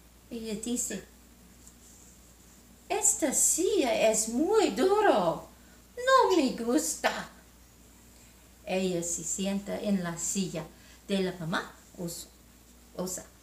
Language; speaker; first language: Spanish; non-native, learner; English